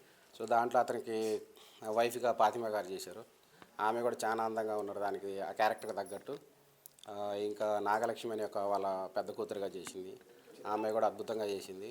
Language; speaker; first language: Telugu; native; Telugu